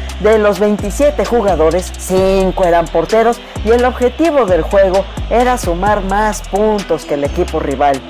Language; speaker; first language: Spanish; native; Spanish